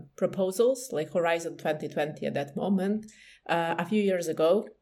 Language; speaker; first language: English; non-native, fluent; Serbian